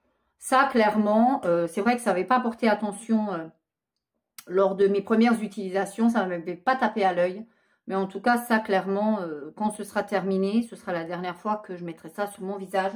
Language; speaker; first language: French; native; French